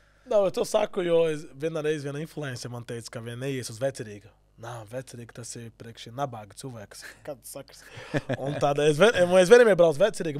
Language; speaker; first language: Latvian; non-native, learner; Portuguese